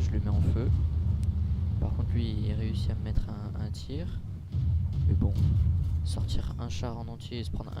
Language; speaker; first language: French; native; French